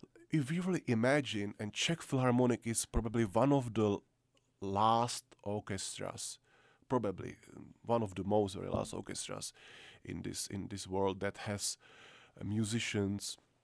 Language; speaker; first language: English; non-native, fluent; Czech